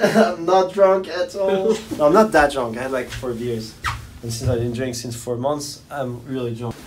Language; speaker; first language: English; non-native, fluent; French